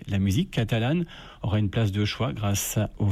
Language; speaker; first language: French; native; French